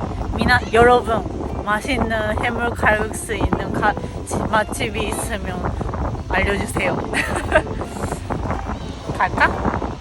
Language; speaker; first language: Korean; non-native, fluent; Japanese